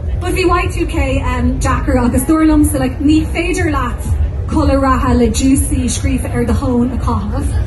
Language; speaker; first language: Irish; non-native, local second language; English